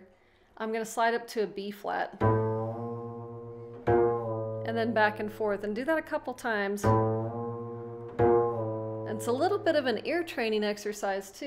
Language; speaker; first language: English; native; English